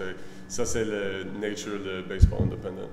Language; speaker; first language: French; non-native, learner; English